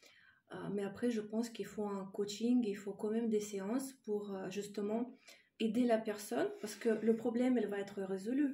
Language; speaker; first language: French; non-native, fluent; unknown